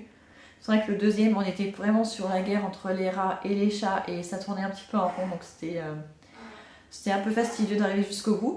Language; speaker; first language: French; native; French